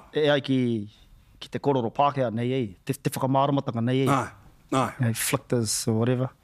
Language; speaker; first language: Māori; non-native, local second language; English